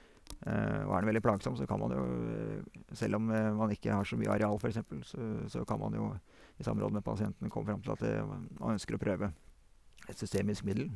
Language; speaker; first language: Norwegian; native; Norwegian